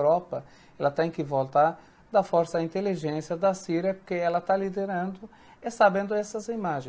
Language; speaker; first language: Portuguese; non-native, fluent; Arabic